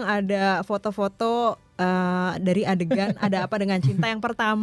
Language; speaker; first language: Indonesian; native; Indonesian